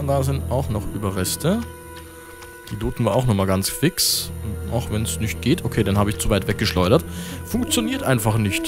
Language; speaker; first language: German; native; German